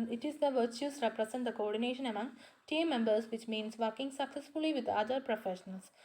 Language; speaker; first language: English; non-native, local second language; Malayalam